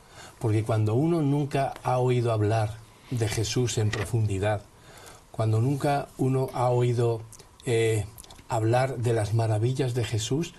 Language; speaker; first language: Spanish; native; Spanish